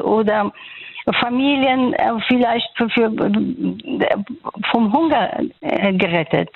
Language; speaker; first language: German; non-native, fluent; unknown